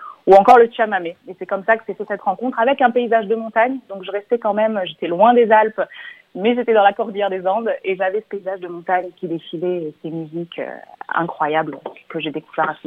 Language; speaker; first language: French; native; French